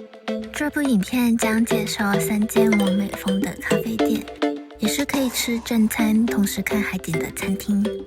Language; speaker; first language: Chinese; native; Chinese